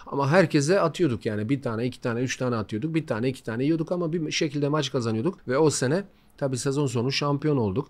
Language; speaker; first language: Turkish; non-native, fluent; Bosnian